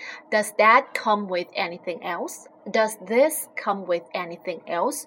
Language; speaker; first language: English; non-native, fluent; Chinese